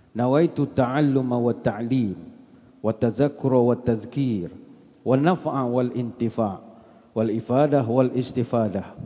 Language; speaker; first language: Malay; native; Malay